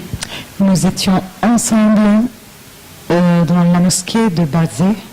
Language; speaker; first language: French; non-native, learner; Arabic